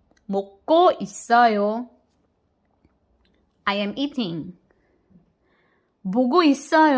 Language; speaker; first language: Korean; non-native, fluent; Filipino